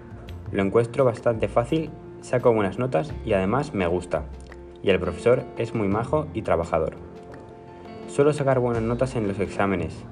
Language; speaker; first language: Spanish; non-native, learner; English